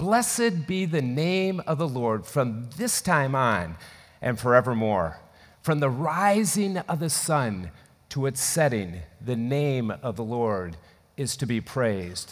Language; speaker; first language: English; native; English